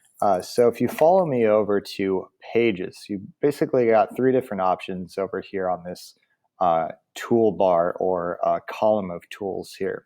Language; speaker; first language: English; native; English